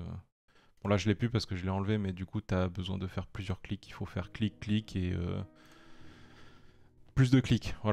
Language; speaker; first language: French; native; French